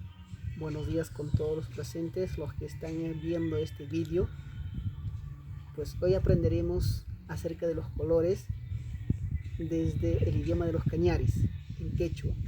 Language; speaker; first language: Spanish; non-native, local second language; Quechua